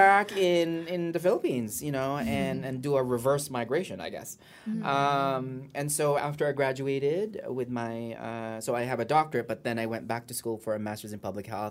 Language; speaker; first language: English; native; English